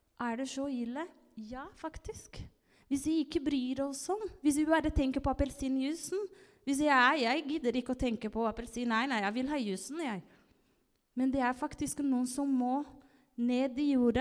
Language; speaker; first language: Norwegian; non-native, fluent; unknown